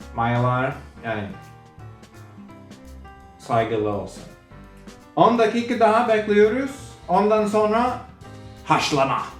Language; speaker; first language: Turkish; non-native, learner; English